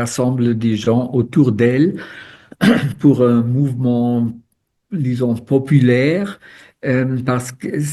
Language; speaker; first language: French; non-native, fluent; German